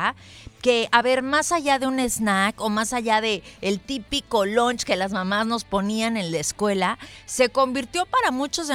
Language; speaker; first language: Spanish; native; Spanish